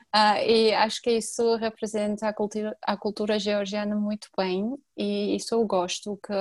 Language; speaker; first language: Portuguese; non-native, fluent; Georgian